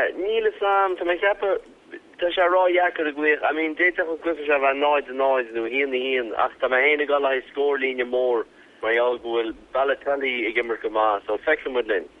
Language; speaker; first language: Irish; native; Irish